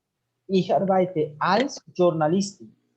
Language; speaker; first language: German; non-native, fluent; Spanish